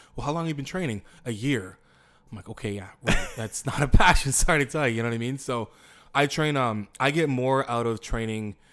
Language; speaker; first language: English; native; English